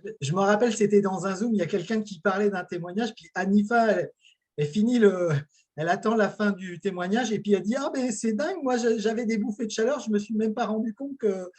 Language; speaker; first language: French; native; French